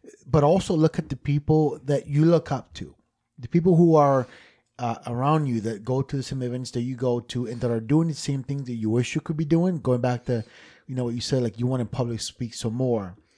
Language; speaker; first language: English; early bilingual, other home language; Spanish